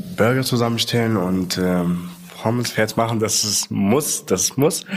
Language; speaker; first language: German; non-native, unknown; Arabic